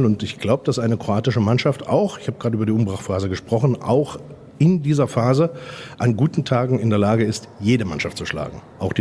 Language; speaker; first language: German; native; German